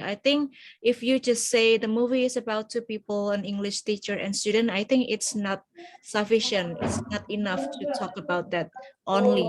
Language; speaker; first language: English; non-native, fluent; Indonesian